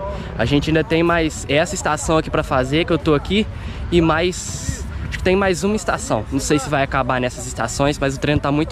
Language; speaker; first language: Portuguese; native; Portuguese